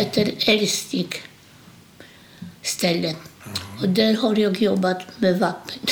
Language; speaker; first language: Swedish; non-native, fluent; Polish